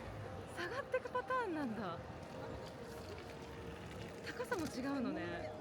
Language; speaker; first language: Japanese; native; Japanese